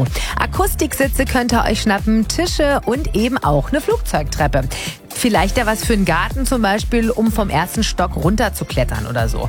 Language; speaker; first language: German; native; German